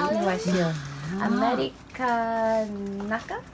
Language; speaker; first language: Japanese; non-native, learner; English